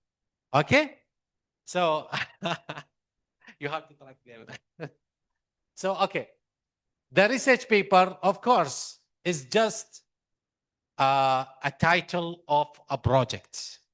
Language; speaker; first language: English; non-native, fluent; Arabic